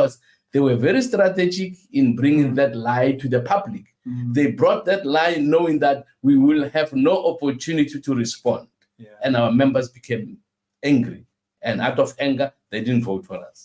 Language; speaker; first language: English; non-native, local second language; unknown